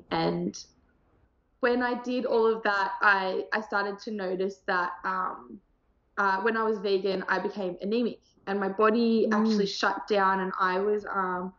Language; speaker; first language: English; native; English